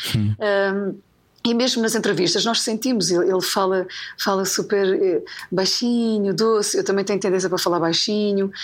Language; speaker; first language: Portuguese; native; Portuguese